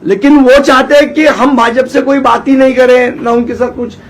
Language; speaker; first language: Hindi; non-native, local second language; Marathi